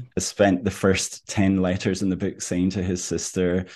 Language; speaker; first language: English; native; English